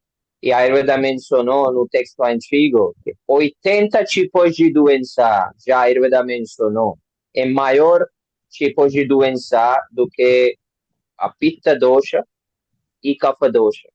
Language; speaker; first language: Portuguese; non-native, learner; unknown